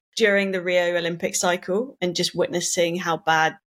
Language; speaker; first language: English; native; English